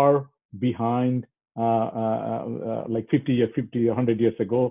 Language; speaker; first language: English; non-native, local second language; Bangla